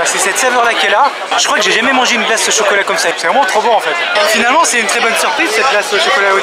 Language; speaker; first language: French; native; French